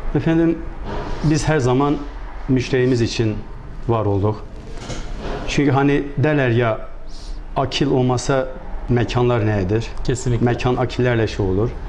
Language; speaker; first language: Turkish; native; Turkish